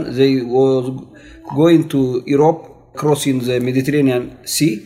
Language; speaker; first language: English; non-native, learner; Tigrinya